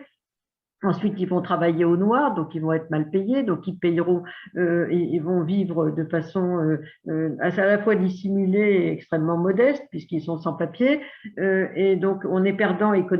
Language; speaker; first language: French; native; French